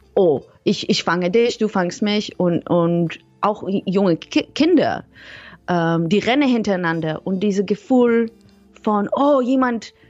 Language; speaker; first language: German; non-native, fluent; Hebrew